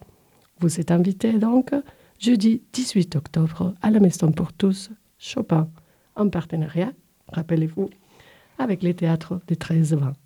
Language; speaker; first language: French; native; French